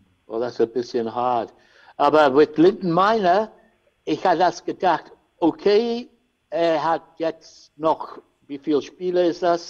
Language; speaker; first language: German; non-native, learner; English